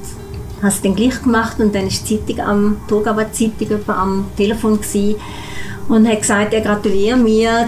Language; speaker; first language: German; native; German